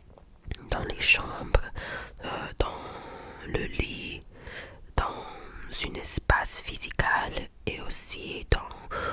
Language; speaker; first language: French; non-native, learner; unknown